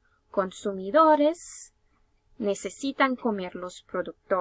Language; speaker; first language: Spanish; early bilingual, heritage; Spanish